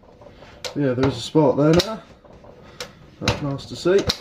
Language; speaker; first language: English; native; English